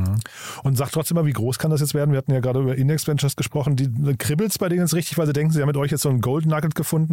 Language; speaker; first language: German; native; German